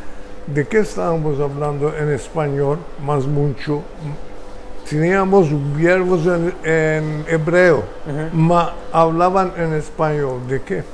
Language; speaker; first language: Spanish; early bilingual, heritage; Ladino